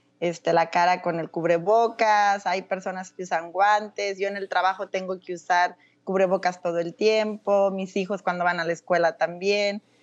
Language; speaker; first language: Spanish; native; Spanish